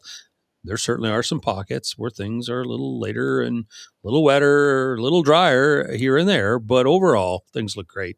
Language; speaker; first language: English; native; English